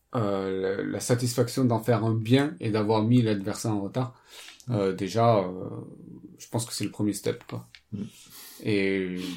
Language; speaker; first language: French; native; French